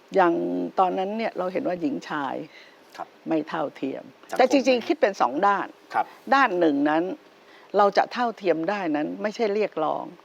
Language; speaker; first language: Thai; native; Thai